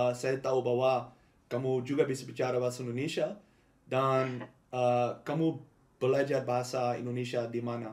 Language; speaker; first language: Indonesian; non-native, learner; Dutch